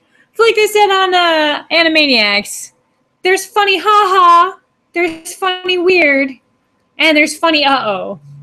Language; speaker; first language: English; native; English